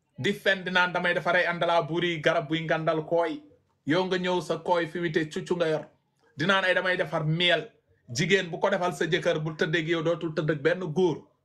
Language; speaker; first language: Wolof; non-native, local second language; Fula